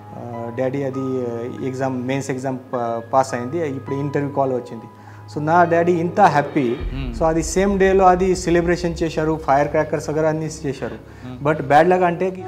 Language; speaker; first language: Telugu; non-native, learner; Marathi